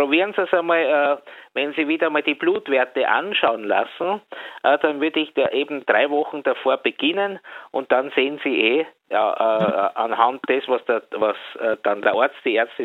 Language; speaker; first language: German; native; German